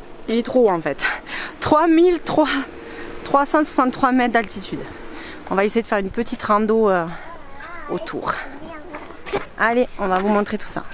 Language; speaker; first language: French; native; French